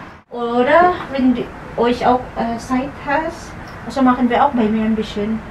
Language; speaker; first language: German; non-native, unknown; Filipino